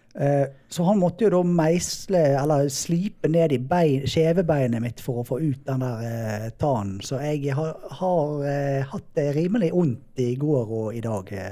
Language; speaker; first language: Norwegian; native; Norwegian